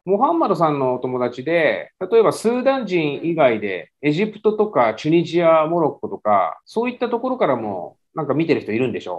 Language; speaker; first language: Japanese; native; Japanese